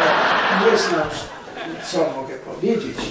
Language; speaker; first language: Polish; early bilingual, heritage; Polish